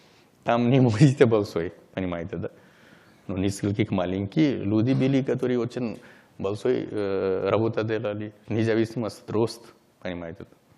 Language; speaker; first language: Russian; non-native, learner; Hindi